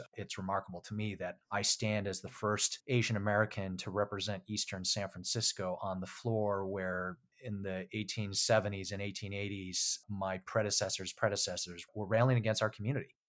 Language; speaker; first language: English; native; English